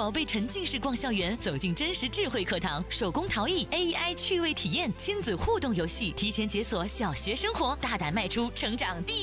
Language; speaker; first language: Chinese; native; Chinese